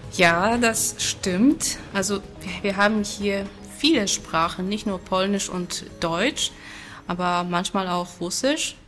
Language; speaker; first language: German; non-native, fluent; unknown